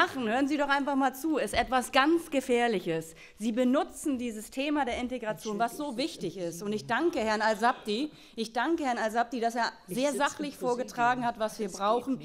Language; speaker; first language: German; native; German